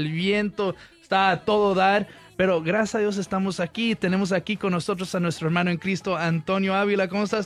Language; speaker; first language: Spanish; early bilingual, heritage; Spanish